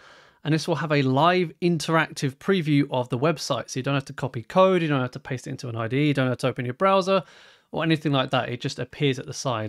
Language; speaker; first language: English; native; English